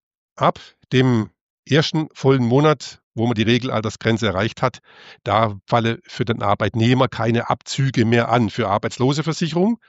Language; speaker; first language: German; native; German